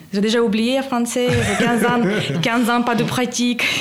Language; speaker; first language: French; non-native, learner; Russian